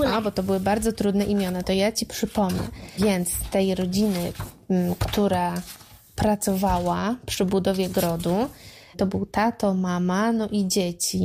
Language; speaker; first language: Polish; native; Polish